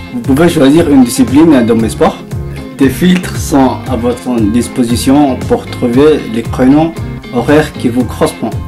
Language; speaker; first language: French; non-native, fluent; Arabic